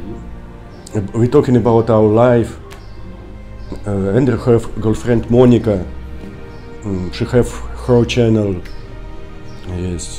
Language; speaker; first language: English; non-native, learner; Russian